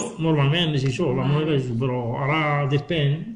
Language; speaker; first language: Catalan; non-native, learner; Arabic